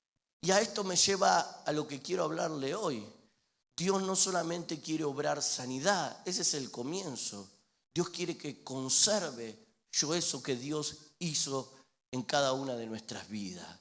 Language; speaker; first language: Spanish; native; Spanish